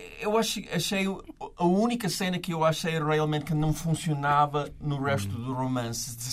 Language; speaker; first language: Portuguese; non-native, fluent; English